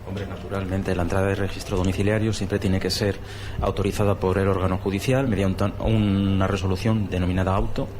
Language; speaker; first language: Spanish; native; Spanish